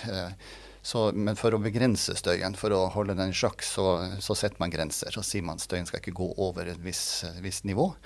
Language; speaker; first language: Norwegian; native; Norwegian